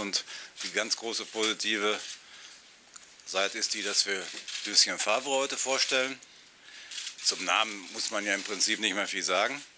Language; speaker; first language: German; native; German